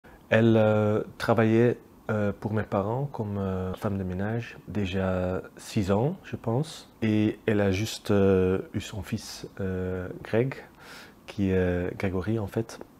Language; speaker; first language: French; non-native, local second language; Dutch